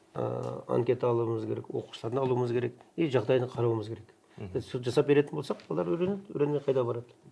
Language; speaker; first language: Kazakh; non-native, local second language; Uyghur